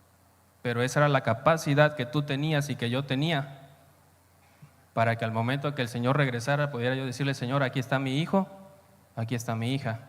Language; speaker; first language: Spanish; native; Spanish